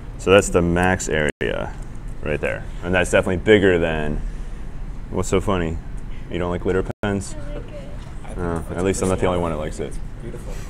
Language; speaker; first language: English; native; English